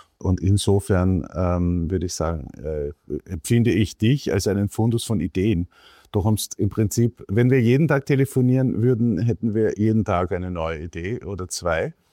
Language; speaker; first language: German; native; German